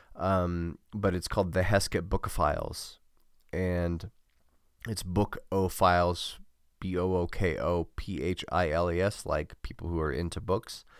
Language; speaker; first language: English; native; English